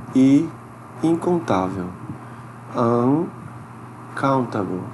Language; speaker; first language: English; non-native, fluent; Portuguese